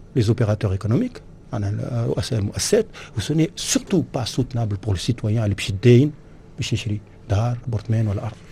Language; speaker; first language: French; non-native, local second language; Arabic